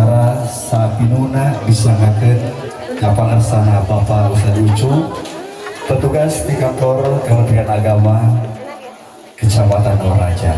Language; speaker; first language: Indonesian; non-native, local second language; Sundanese